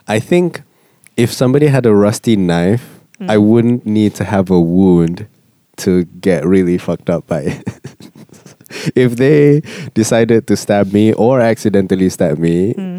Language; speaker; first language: English; non-native, local second language; Malay